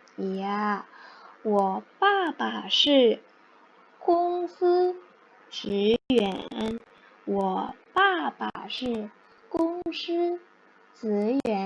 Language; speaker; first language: Chinese; non-native, fluent; Indonesian